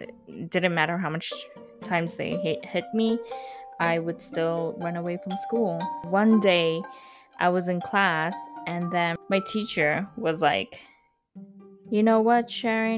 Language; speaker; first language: English; early bilingual, other home language; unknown